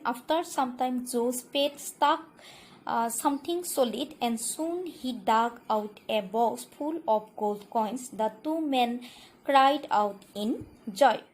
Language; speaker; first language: English; non-native, local second language; Assamese